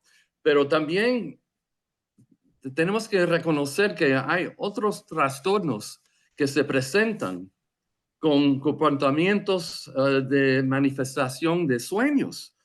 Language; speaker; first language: Spanish; non-native, fluent; English